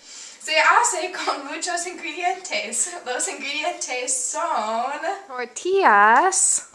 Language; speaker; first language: Spanish; non-native, learner; English